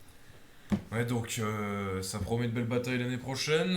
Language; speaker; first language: French; native; French